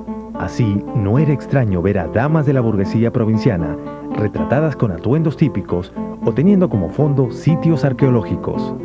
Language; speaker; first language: Spanish; native; Spanish